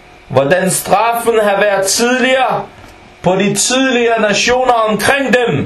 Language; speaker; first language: Danish; early bilingual, other home language; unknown